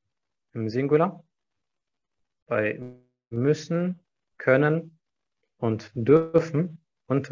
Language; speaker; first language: German; non-native, fluent; Arabic